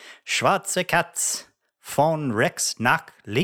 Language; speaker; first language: German; non-native, learner; English